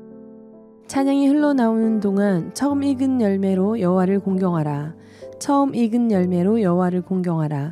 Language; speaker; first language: Korean; native; Korean